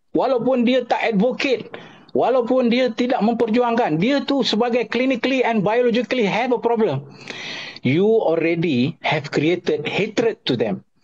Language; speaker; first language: English; non-native, local second language; Malay